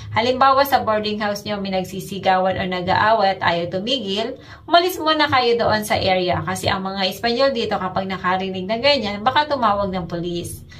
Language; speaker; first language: Filipino; native; Filipino